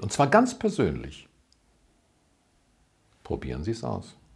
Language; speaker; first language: German; native; German